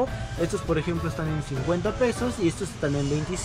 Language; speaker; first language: Spanish; native; Spanish